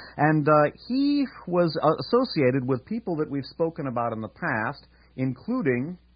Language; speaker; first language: English; native; English